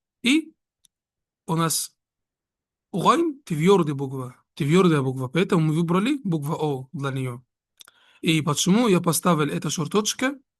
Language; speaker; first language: Russian; non-native, fluent; Arabic